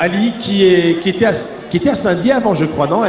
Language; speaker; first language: French; native; French